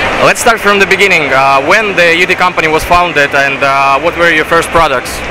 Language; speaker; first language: English; non-native, fluent; Russian